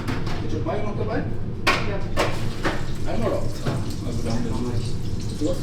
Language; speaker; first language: German; native; German